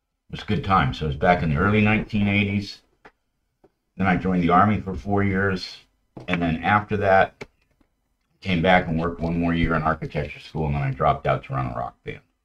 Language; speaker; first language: English; native; English